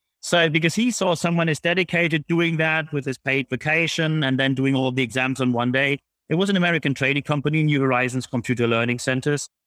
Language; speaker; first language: English; non-native, fluent; German